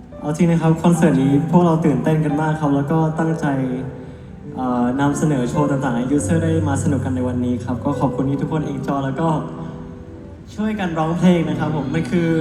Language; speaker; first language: Thai; native; Thai